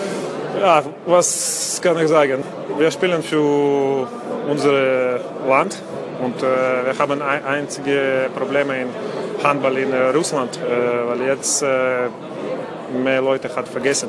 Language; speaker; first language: German; non-native, learner; Russian